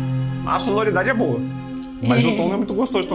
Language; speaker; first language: Portuguese; native; Portuguese